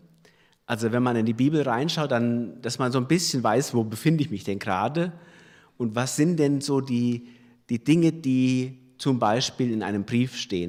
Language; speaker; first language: German; native; German